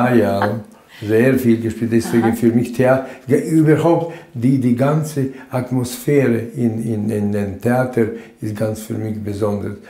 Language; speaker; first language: German; non-native, fluent; Latvian